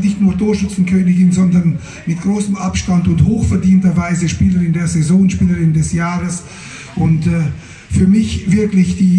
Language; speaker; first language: German; native; German